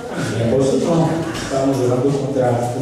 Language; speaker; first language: Portuguese; non-native, fluent; Spanish